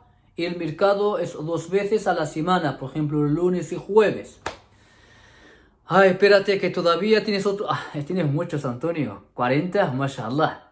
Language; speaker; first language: Spanish; non-native, fluent; Arabic